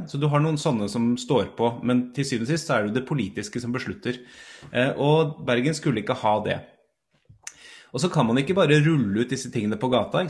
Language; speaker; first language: Norwegian; native; Norwegian